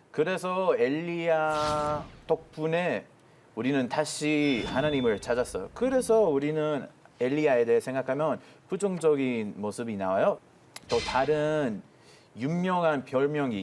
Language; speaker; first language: Korean; non-native, learner; Hebrew